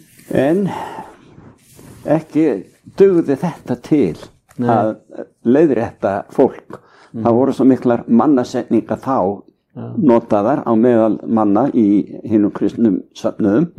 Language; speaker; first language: Icelandic; native; Icelandic